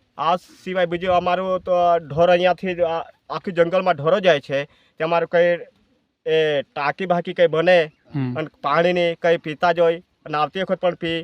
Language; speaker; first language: Gujarati; non-native, local second language; Vasavi